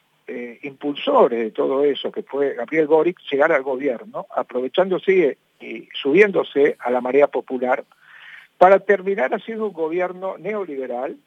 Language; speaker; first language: Spanish; native; Spanish